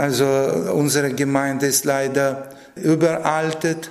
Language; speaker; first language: German; non-native, fluent; Russian